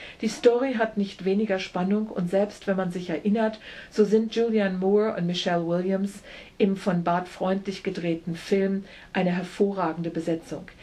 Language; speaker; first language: German; native; German